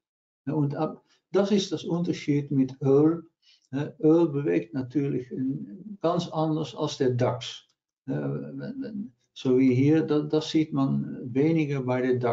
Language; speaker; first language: German; non-native, learner; Dutch